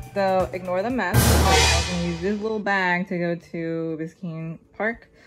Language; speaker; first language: English; native; English